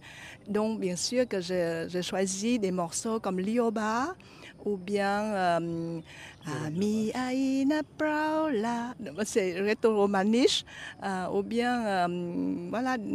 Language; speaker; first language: French; non-native, fluent; Vietnamese